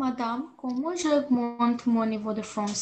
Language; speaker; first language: French; non-native, learner; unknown